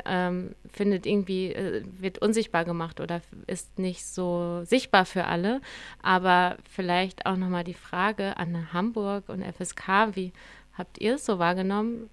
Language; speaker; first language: German; native; German